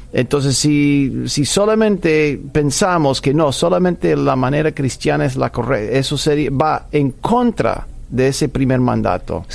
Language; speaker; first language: Spanish; non-native, fluent; English